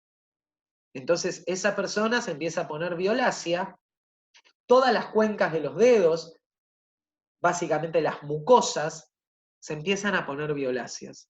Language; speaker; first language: Spanish; native; Spanish